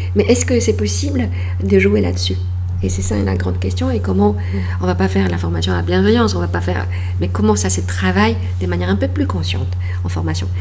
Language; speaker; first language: French; non-native, fluent; Polish